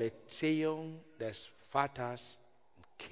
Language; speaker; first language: German; non-native, learner; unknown